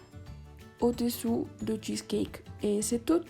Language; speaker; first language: French; non-native, learner; Spanish